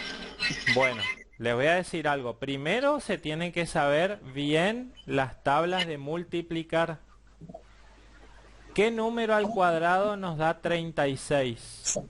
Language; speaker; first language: Spanish; native; Spanish